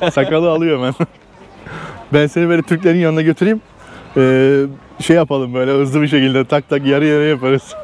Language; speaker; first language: Turkish; native; Turkish